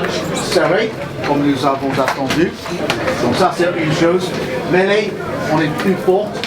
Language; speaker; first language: French; non-native, fluent; English